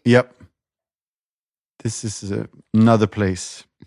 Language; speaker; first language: English; non-native, fluent; Swedish